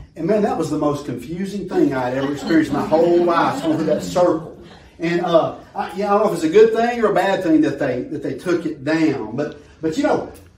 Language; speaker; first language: English; native; English